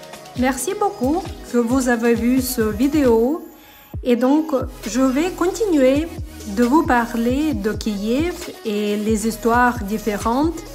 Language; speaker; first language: French; non-native, learner; Ukrainian